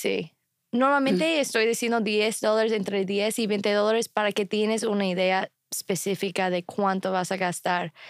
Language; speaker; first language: Spanish; non-native, fluent; English